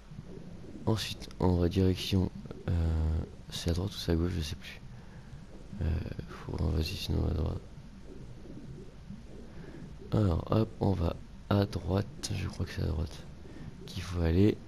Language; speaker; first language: French; native; French